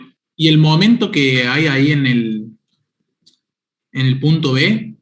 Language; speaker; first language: Spanish; native; Spanish